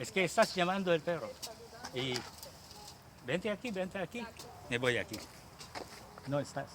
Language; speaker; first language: Spanish; non-native, learner; French